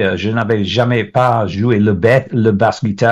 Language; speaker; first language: French; non-native, learner; English